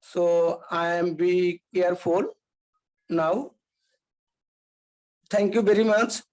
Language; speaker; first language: English; non-native, learner; Bangla